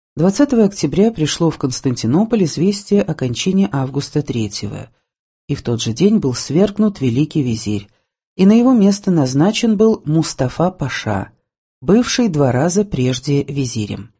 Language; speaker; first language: Russian; native; Russian